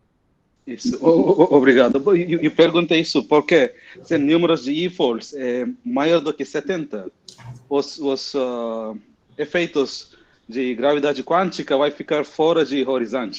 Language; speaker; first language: Portuguese; non-native, fluent; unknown